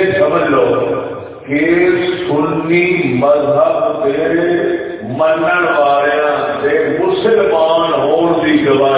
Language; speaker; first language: Urdu; non-native, local second language; Punjabi